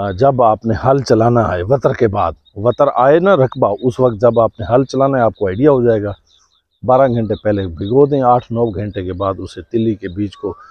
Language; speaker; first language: Urdu; non-native, local second language; Saraiki